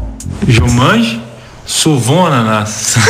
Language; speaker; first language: French; non-native, learner; Portuguese